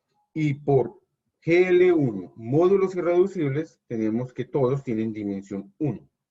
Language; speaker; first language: Spanish; native; Spanish